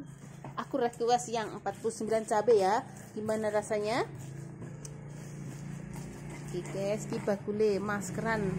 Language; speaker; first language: Indonesian; non-native, local second language; Javanese